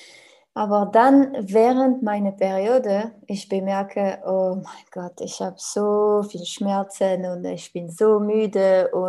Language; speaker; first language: German; non-native, learner; French